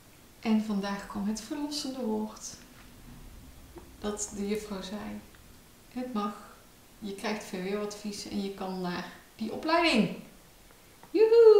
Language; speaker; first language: Dutch; native; Dutch